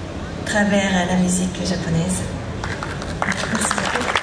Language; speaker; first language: French; non-native, learner; Japanese